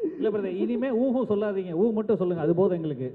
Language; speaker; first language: Tamil; native; Tamil